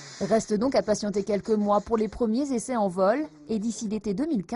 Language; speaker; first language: French; native; French